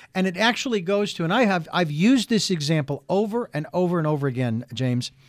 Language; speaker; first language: English; native; English